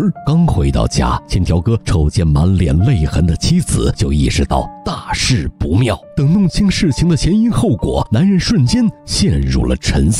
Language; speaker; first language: Chinese; native; Chinese